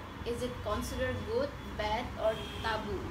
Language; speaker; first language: English; non-native, fluent; Indonesian